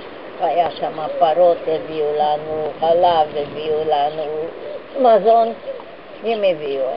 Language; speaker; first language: Hebrew; non-native, fluent; Hungarian